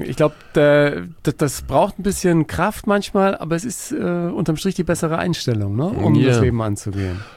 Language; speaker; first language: German; native; German